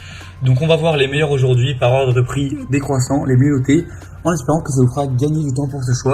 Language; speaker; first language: French; native; French